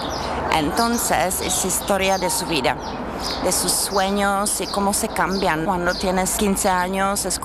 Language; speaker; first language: Spanish; non-native, fluent; Czech